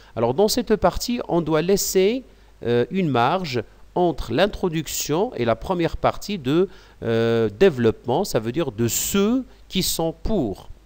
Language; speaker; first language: French; non-native, local second language; Arabic